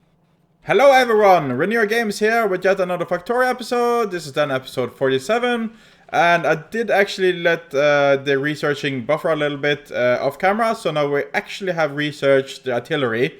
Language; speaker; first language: English; non-native, fluent; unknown